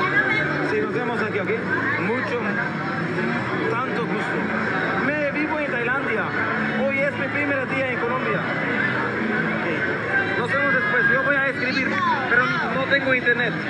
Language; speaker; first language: Spanish; non-native, learner; Portuguese